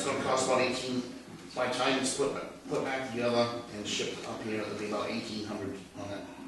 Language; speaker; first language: English; native; English